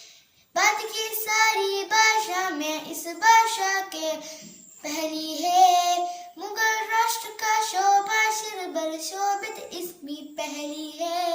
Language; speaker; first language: Hindi; non-native, learner; Malayalam